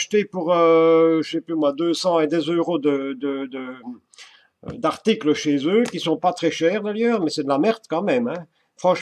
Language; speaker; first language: French; native; French